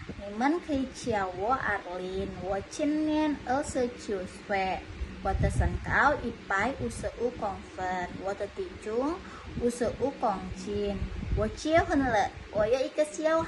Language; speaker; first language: Chinese; non-native, learner; Indonesian